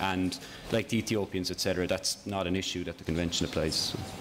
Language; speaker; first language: English; native; English